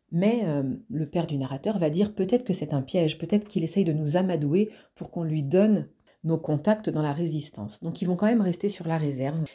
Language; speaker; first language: French; native; French